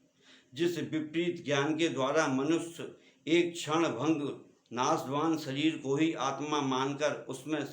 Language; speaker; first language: Hindi; native; Hindi